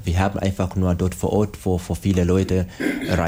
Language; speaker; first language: German; non-native, learner; Swahili